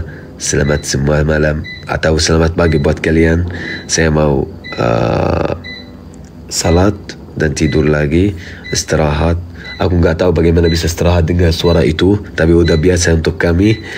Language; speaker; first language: Indonesian; non-native, fluent; Arabic